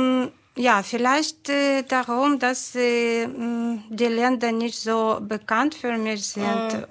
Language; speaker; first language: German; non-native, fluent; Ukrainian